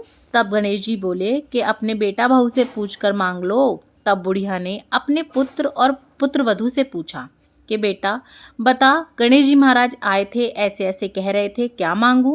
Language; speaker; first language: Hindi; native; Hindi